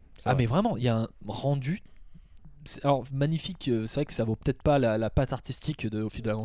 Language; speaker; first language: French; native; French